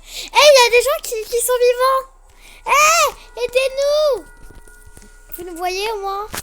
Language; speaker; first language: French; native; French